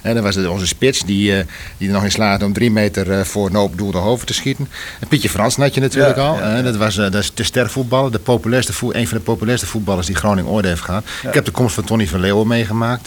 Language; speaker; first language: Dutch; native; Dutch